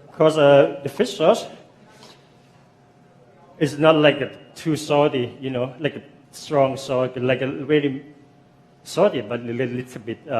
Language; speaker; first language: English; non-native, fluent; Thai